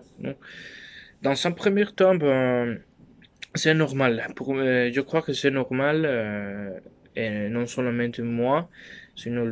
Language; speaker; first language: French; non-native, learner; Spanish